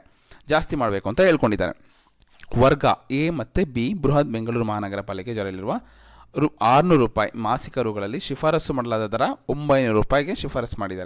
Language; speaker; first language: Kannada; native; Kannada